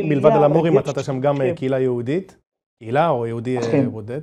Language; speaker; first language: Hebrew; native; Hebrew